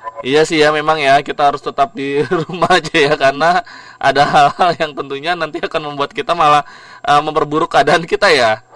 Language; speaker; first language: Indonesian; native; Indonesian